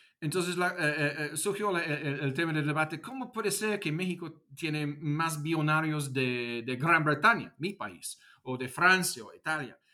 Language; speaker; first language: Spanish; non-native, fluent; English